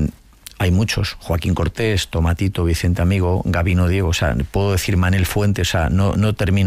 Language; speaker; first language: Spanish; native; Spanish